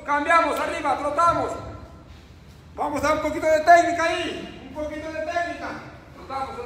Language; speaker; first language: Spanish; native; Spanish